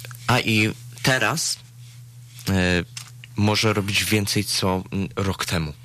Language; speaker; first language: Polish; early bilingual, heritage; Polish